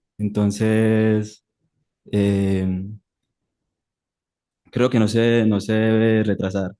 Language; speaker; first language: Spanish; native; Spanish